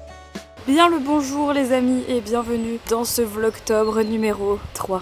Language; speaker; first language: French; native; French